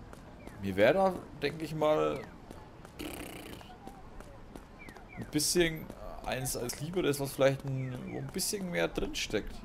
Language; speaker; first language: German; native; German